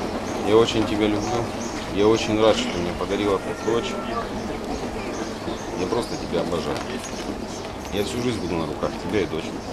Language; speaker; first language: Russian; native; Russian